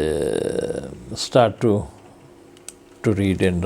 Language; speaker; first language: English; non-native, fluent; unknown